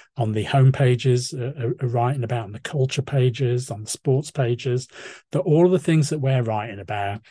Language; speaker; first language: English; native; English